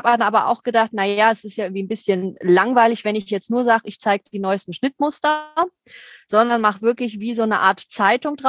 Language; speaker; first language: German; native; German